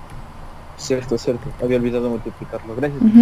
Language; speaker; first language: Spanish; native; Spanish